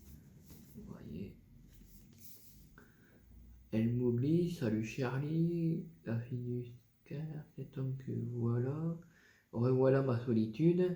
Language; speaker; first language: French; native; French